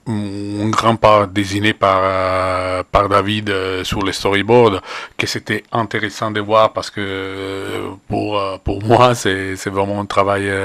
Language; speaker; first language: French; non-native, fluent; Italian